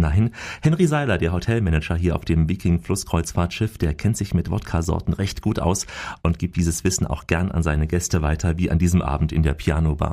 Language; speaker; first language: German; native; German